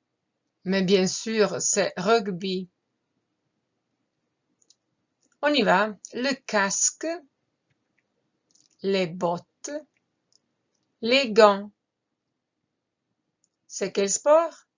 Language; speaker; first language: French; non-native, fluent; Croatian